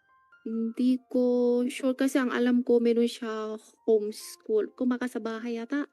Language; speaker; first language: Filipino; non-native, learner; Chinese